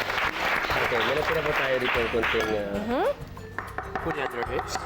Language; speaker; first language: Filipino; native; Filipino